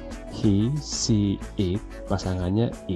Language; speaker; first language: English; non-native, fluent; Indonesian